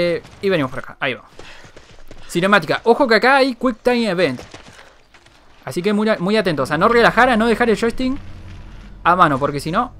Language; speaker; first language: Spanish; native; Spanish